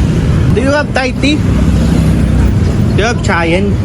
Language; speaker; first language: English; non-native, local second language; Filipino